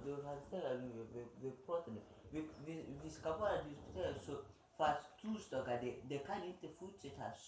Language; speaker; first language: Swedish; early bilingual, other home language; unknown